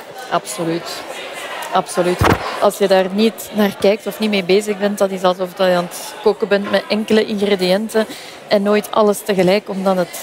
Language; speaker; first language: Dutch; native; Dutch